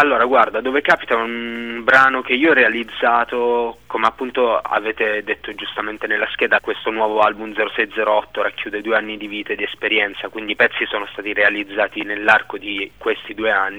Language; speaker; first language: Italian; native; Italian